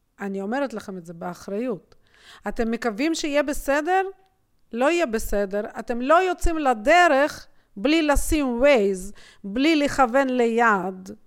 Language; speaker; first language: Hebrew; native; Hebrew